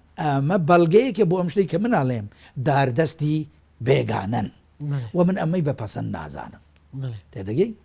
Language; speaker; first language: Central Kurdish; non-native, local second language; Kurdish